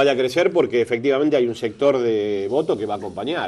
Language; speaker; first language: Spanish; native; Spanish